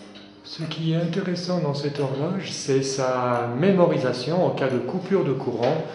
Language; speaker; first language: French; native; French